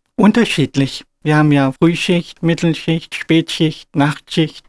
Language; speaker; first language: German; early bilingual, other home language; Turkish